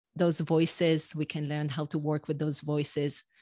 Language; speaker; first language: English; non-native, fluent; Hebrew